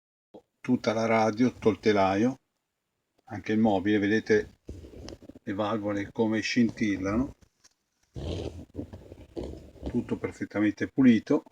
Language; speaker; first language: Italian; native; Italian